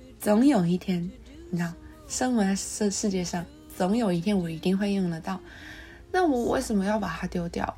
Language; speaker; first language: Chinese; native; Chinese